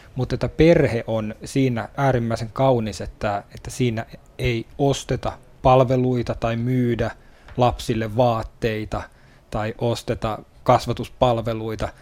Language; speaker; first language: Finnish; native; Finnish